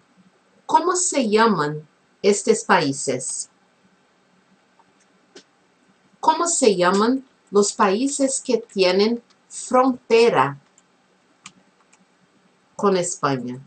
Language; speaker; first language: Spanish; non-native, fluent; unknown